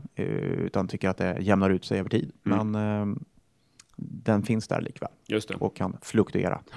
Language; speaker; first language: Swedish; native; Swedish